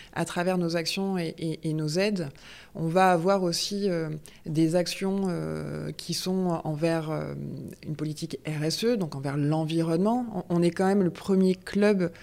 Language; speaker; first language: French; native; French